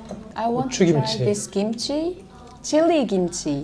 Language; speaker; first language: English; non-native, fluent; Korean